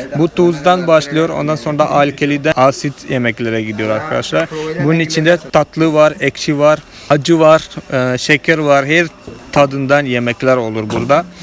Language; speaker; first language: Turkish; non-native, fluent; Malayalam